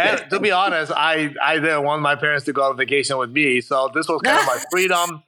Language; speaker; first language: English; non-native, fluent; Polish